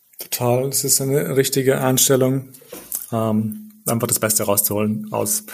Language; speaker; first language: German; early bilingual, other home language; Albanian